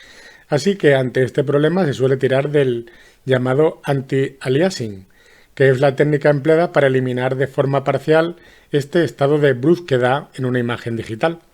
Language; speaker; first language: Spanish; native; Spanish